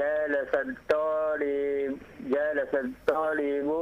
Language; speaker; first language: Arabic; non-native, learner; Indonesian